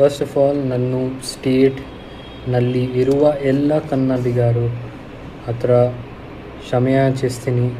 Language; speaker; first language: Kannada; non-native, local second language; Hindi